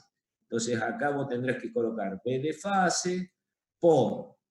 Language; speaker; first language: Spanish; native; Spanish